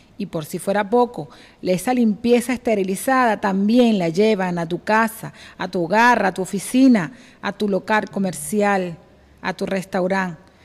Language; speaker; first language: Spanish; native; Spanish